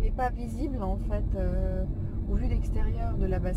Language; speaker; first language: French; native; French